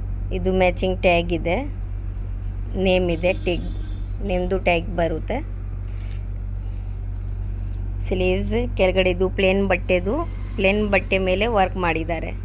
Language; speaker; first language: Kannada; non-native, local second language; Urdu